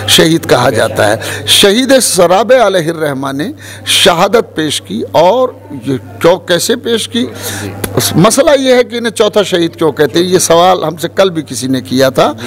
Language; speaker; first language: Hindi; native; Hindi